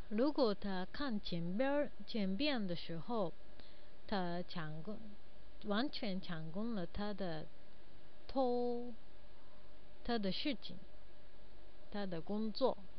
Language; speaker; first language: Chinese; non-native, learner; Japanese